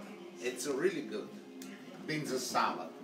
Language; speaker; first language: English; non-native, local second language; Italian